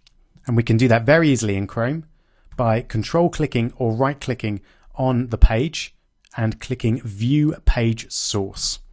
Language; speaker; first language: English; native; English